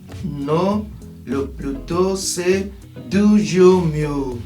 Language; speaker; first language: French; non-native, learner; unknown